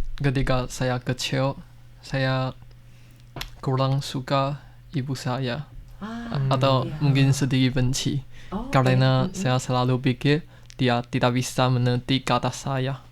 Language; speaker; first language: Indonesian; non-native, learner; Chinese